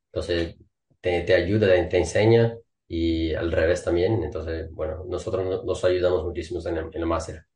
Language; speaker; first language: Spanish; non-native, fluent; Portuguese